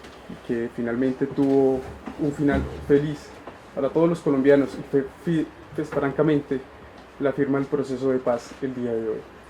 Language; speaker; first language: Spanish; native; Spanish